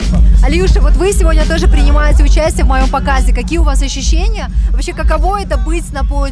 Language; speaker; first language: Russian; native; Russian